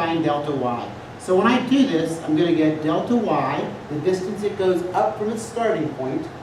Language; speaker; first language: English; native; English